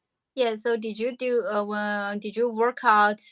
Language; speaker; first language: English; non-native, learner; Chinese